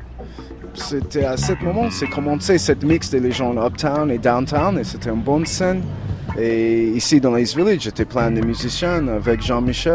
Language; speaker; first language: French; non-native, learner; English